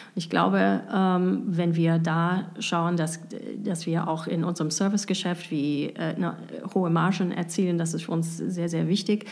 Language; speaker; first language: German; non-native, fluent; English